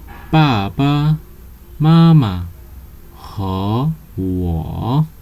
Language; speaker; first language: Chinese; non-native, fluent; Nepali